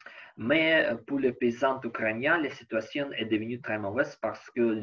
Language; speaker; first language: French; non-native, learner; Ukrainian